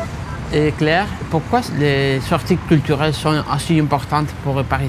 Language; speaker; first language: French; non-native, fluent; Spanish